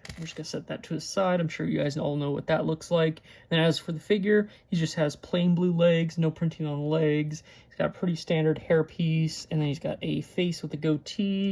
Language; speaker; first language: English; native; English